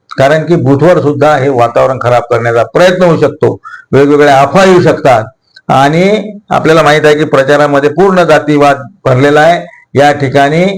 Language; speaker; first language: Marathi; native; Marathi